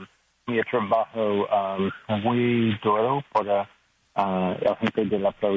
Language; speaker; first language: Spanish; non-native, learner; English